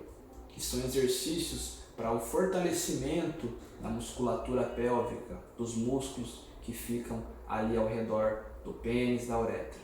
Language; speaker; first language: Portuguese; native; Portuguese